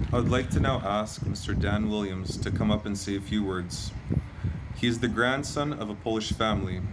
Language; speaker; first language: English; native; English